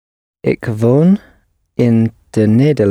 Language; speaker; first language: Dutch; non-native, learner; English